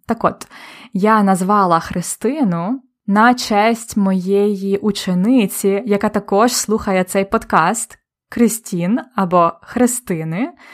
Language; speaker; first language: Ukrainian; native; Ukrainian